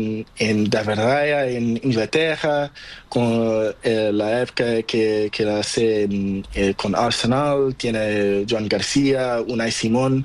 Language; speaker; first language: Spanish; non-native, learner; Portuguese